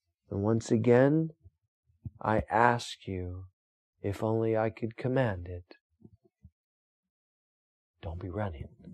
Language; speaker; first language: English; native; English